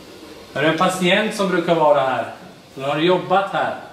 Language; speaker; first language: Swedish; native; Swedish